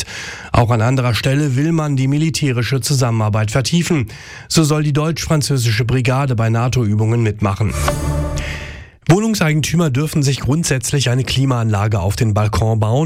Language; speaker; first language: German; native; German